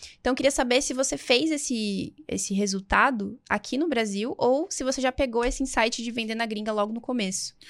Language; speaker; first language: Portuguese; native; Portuguese